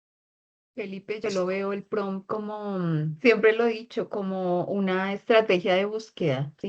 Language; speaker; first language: Spanish; native; Spanish